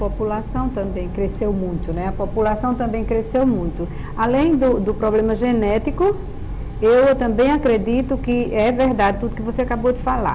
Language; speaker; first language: Portuguese; native; Portuguese